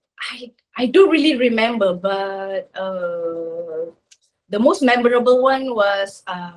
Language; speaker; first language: English; non-native, local second language; Malay